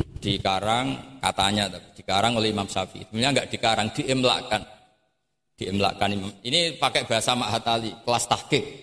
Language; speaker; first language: Indonesian; non-native, local second language; Javanese